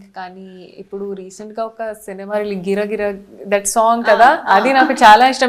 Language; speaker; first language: Telugu; non-native, fluent; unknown